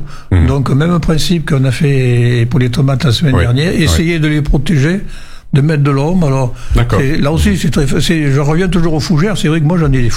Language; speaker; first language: French; native; French